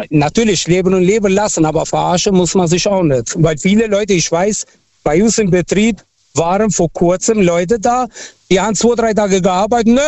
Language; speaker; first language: German; non-native, fluent; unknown